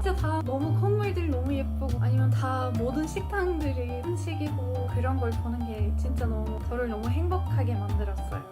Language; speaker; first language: Korean; non-native, fluent; Turkish